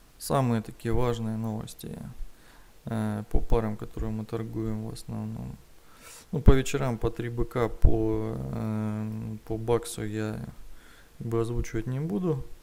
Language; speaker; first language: Russian; native; Russian